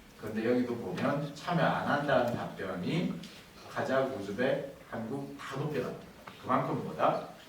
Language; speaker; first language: Korean; native; Korean